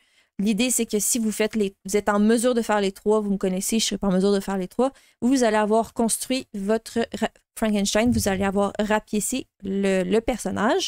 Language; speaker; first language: French; native; French